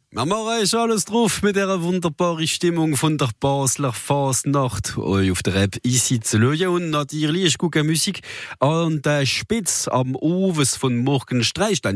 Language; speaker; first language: German; non-native, local second language; Swiss German